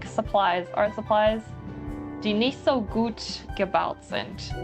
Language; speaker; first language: German; non-native, learner; English